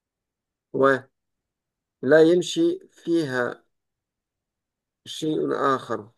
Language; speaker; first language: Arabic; non-native, learner; French